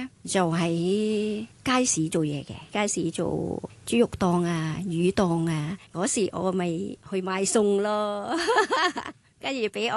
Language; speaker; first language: Cantonese; non-native, learner; Thai